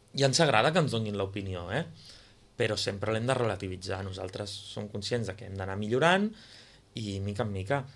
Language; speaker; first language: Catalan; native; Catalan